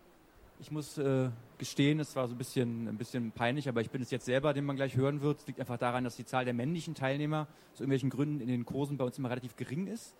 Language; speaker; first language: German; native; German